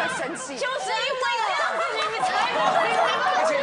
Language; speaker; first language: Chinese; native; Chinese